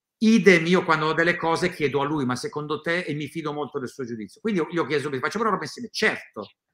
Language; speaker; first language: Italian; native; Italian